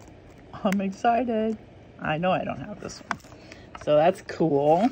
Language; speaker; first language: English; native; English